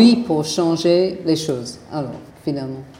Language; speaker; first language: French; non-native, fluent; English